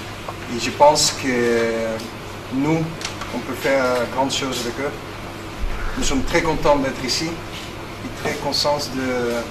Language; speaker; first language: French; non-native, learner; Dutch